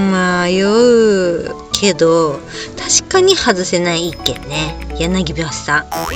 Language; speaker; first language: Japanese; native; Japanese